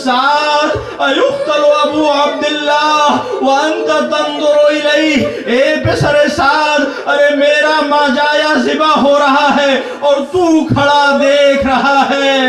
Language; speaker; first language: Urdu; native; Urdu